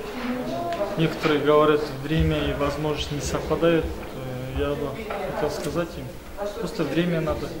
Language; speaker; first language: Russian; non-native, local second language; Kazakh